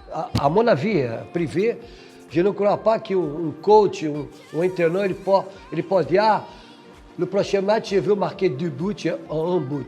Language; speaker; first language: French; non-native, fluent; Portuguese